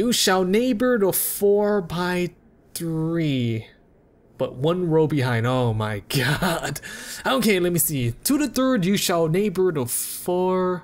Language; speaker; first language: English; native; English